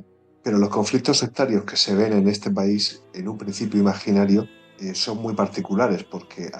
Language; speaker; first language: Spanish; native; Spanish